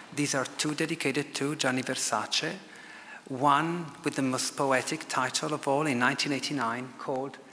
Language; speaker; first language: English; non-native, fluent; Italian